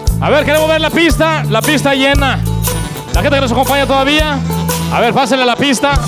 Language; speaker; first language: Spanish; native; Spanish